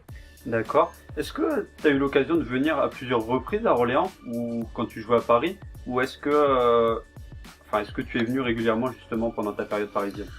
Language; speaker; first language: French; native; French